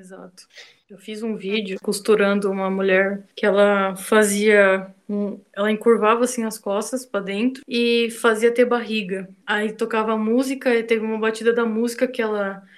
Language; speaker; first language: Portuguese; native; Portuguese